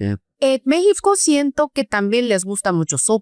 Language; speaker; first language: Spanish; non-native, fluent; Korean